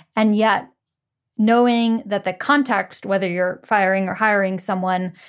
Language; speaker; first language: English; native; English